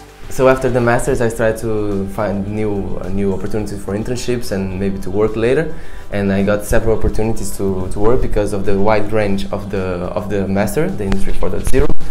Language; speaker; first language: English; non-native, fluent; Portuguese